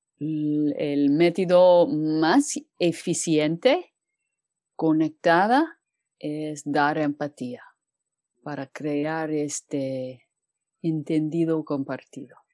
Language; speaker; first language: Spanish; non-native, fluent; English